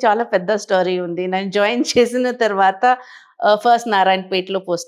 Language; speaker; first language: Telugu; non-native, learner; Hindi